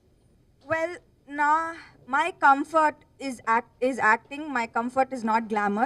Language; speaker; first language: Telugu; non-native, local second language; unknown